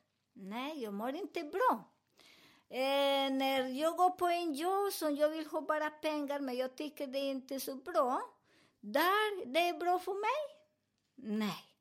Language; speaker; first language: Swedish; non-native, learner; Spanish